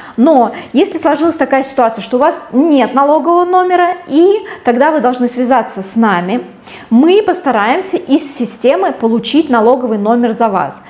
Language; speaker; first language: Russian; native; Russian